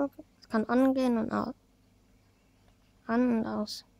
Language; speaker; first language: German; early bilingual, other home language; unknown